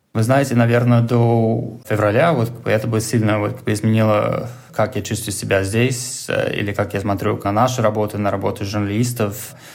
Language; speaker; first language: Russian; non-native, fluent; English